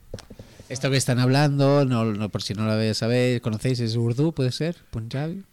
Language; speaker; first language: Spanish; native; Spanish